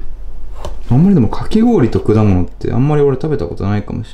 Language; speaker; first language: Japanese; native; Japanese